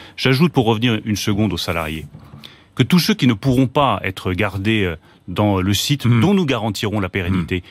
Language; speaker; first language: French; native; French